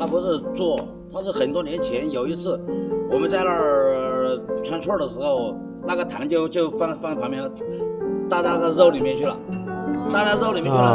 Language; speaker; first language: Chinese; native; Chinese